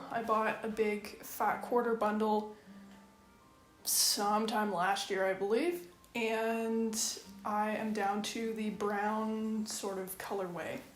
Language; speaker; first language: English; native; English